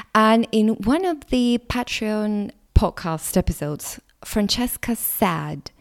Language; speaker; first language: English; non-native, fluent; Latvian